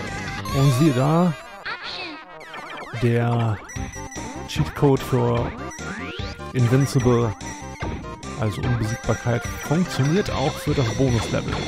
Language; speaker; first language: German; native; German